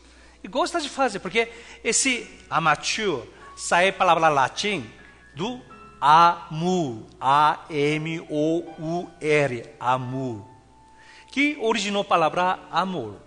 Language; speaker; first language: Portuguese; non-native, fluent; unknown